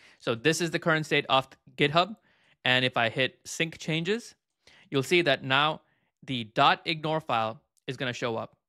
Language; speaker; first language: English; native; English